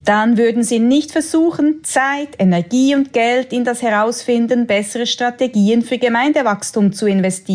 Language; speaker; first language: German; native; German